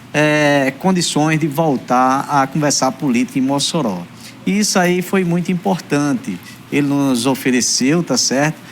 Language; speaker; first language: Portuguese; native; Portuguese